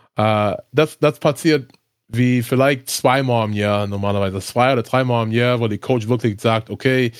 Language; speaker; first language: German; non-native, learner; English